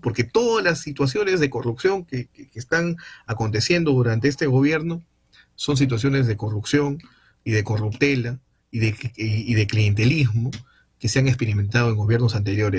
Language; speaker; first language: Spanish; native; Spanish